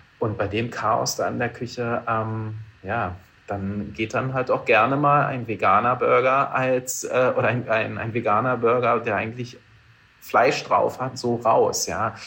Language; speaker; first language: German; native; German